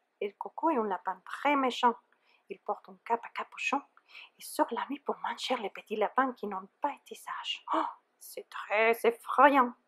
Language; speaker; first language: French; non-native, fluent; Spanish